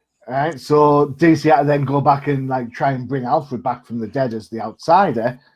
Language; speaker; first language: English; native; English